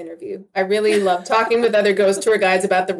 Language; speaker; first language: English; native; English